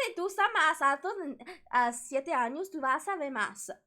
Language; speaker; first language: Spanish; non-native, learner; English